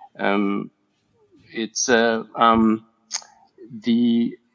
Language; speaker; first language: German; non-native, fluent; English